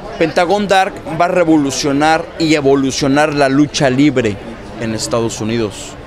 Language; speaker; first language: Spanish; native; Spanish